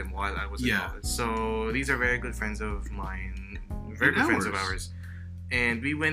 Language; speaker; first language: English; non-native, local second language; Filipino